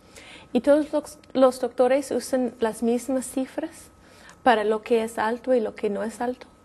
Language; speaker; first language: Spanish; non-native, fluent; English